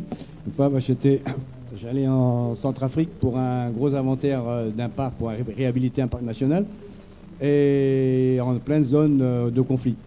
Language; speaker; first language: French; native; French